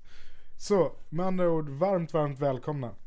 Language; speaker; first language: Swedish; native; Swedish